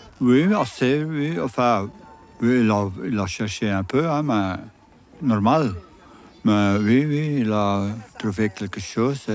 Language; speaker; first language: French; non-native, learner; Dutch